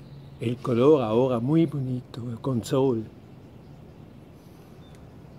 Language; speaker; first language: Spanish; non-native, learner; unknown